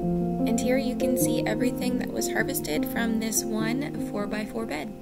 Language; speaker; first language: English; native; English